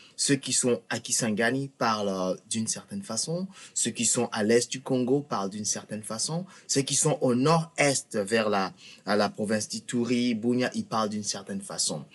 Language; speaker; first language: French; non-native, local second language; Lingala